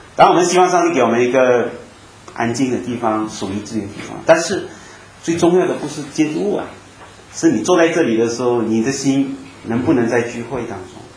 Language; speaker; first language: Chinese; native; Chinese